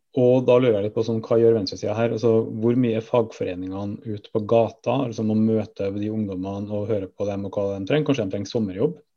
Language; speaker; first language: Norwegian; native; Norwegian